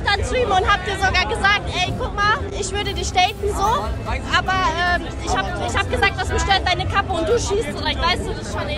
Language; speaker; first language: German; native; German